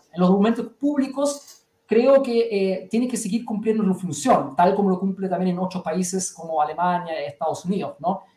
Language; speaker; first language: Spanish; early bilingual, heritage; Spanish